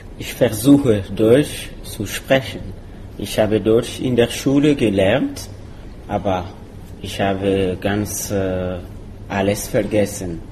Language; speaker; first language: German; non-native, learner; Mossi